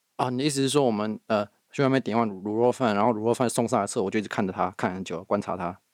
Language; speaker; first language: Chinese; native; Chinese